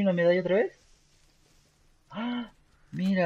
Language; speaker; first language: Spanish; non-native, fluent; Portuguese